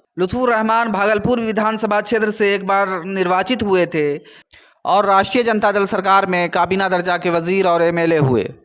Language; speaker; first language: Urdu; native; Urdu